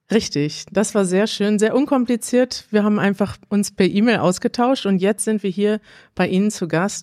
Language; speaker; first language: German; native; German